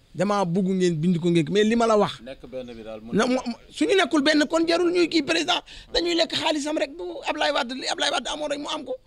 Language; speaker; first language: Wolof; non-native, local second language; Fula